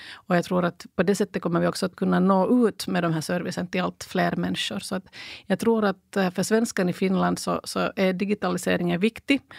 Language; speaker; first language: Swedish; native; Swedish